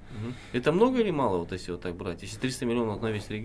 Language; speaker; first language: Russian; non-native, local second language; Kyrgyz